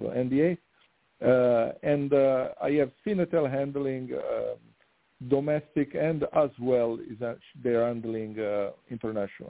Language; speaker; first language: English; non-native, fluent; Italian